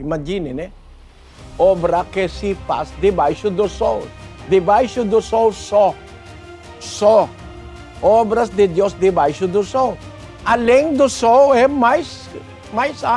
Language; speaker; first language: Portuguese; non-native, learner; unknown